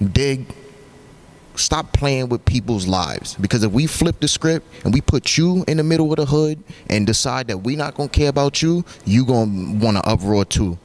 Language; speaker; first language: English; native; English